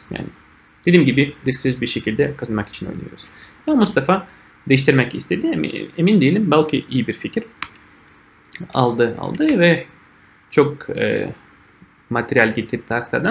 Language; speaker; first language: Turkish; non-native, fluent; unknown